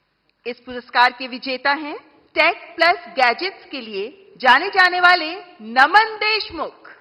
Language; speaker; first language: Hindi; native; Hindi